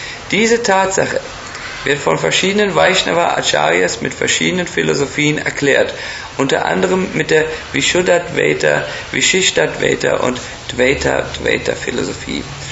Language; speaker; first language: German; native; German